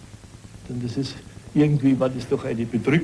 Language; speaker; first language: German; native; German